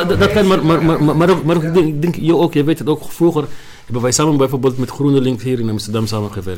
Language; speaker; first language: Dutch; non-native, learner; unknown